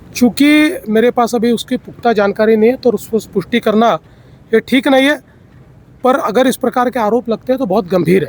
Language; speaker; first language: Hindi; non-native, local second language; Marathi